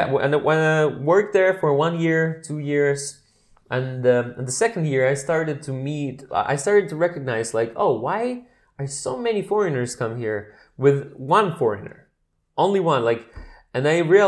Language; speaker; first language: English; non-native, fluent; Russian